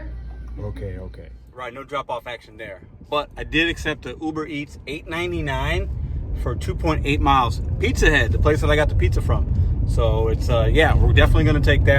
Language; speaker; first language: English; native; English